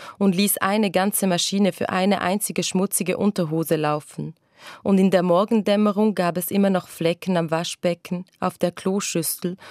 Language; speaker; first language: German; non-native, local second language; French